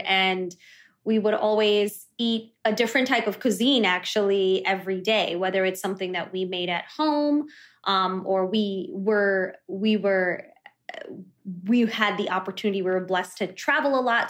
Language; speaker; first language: English; early bilingual, other home language; Kannada